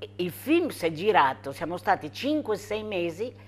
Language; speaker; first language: Italian; native; Italian